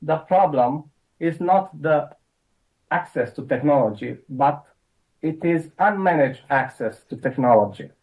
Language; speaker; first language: English; non-native, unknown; Romanian